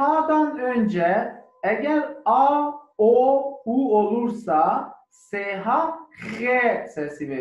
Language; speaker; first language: Turkish; non-native, learner; German